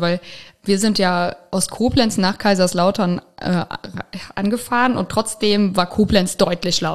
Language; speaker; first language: German; native; German